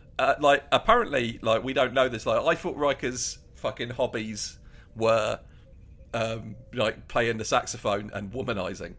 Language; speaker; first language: English; native; English